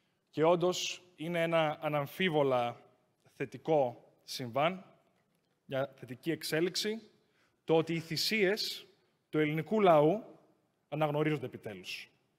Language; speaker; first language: Greek; native; Greek